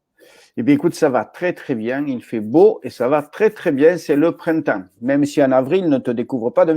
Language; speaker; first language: French; native; French